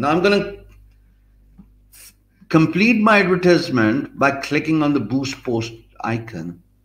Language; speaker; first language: English; non-native, local second language; Urdu